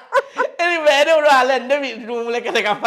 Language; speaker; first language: Malayalam; non-native, fluent; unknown